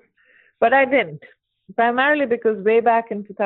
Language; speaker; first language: English; non-native, local second language; Hindi